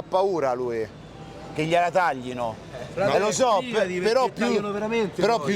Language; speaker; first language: Italian; native; Italian